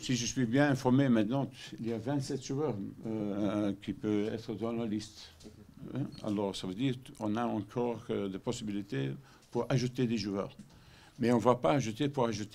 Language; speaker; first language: French; non-native, learner; Dutch